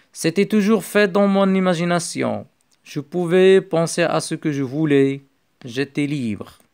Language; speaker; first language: French; non-native, local second language; Arabic